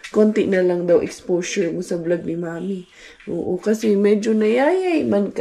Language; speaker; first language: Filipino; non-native, local second language; Cebuano